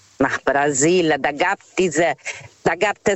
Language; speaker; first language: German; non-native, fluent; Portuguese